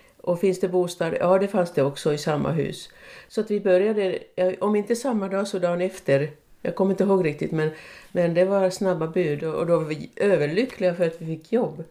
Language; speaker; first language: Swedish; non-native, local second language; Finnish